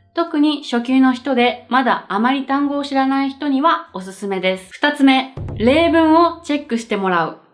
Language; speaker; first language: Japanese; native; Japanese